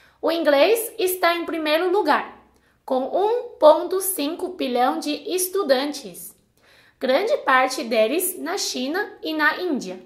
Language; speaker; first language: Portuguese; non-native, fluent; Chinese